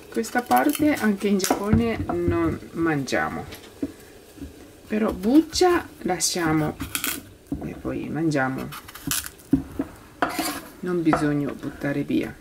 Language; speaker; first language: Italian; non-native, learner; Japanese